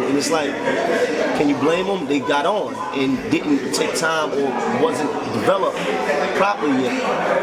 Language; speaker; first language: English; native; English